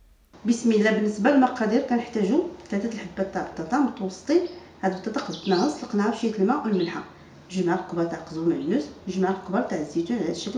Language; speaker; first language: Arabic; native; Arabic